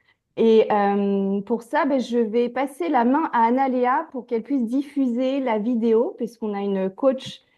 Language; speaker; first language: French; native; French